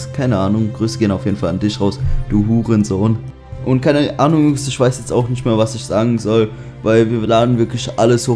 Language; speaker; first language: German; native; German